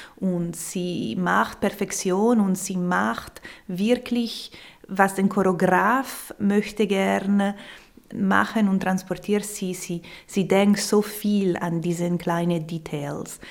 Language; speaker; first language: German; non-native, local second language; Italian